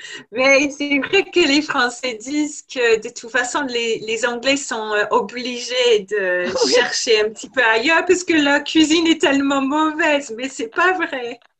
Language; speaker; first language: French; non-native, fluent; English